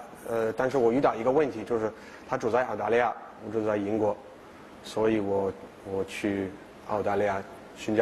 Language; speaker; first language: Chinese; non-native, fluent; English